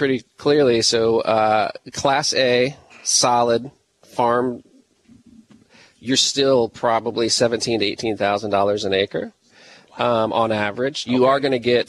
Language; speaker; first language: English; native; English